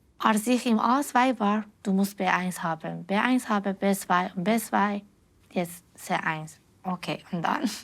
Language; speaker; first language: German; non-native, learner; Persian